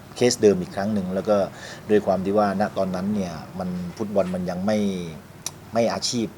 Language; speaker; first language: Thai; native; Thai